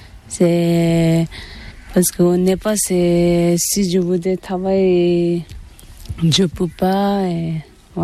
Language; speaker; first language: French; non-native, learner; Tibetan